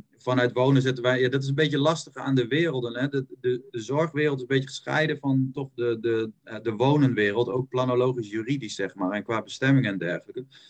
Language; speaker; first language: Dutch; native; Dutch